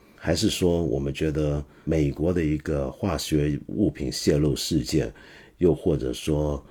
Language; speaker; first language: Chinese; non-native, local second language; Cantonese